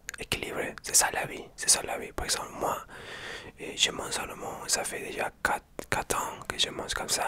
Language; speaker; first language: French; non-native, learner; Spanish